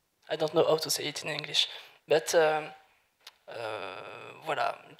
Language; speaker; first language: English; non-native, learner; French